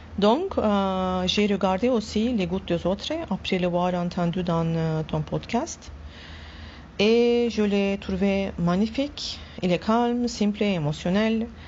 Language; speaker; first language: French; non-native, learner; Turkish